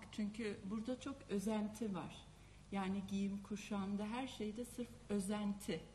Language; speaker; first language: Turkish; non-native, fluent; Japanese